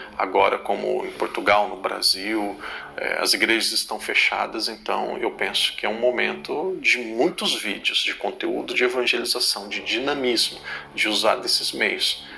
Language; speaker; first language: Portuguese; native; Portuguese